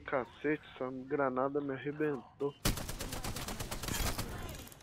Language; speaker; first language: Portuguese; native; Portuguese